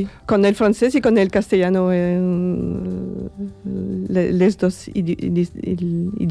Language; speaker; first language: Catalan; non-native, learner; French